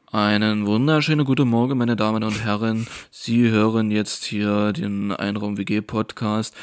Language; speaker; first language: German; native; German